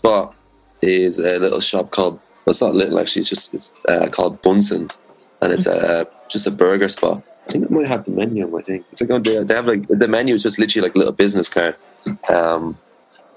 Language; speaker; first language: English; native; English